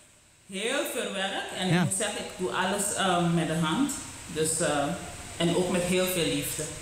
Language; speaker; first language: Dutch; non-native, local second language; Papiamento